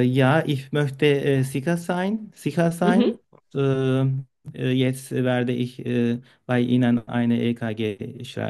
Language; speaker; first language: German; non-native, learner; Turkish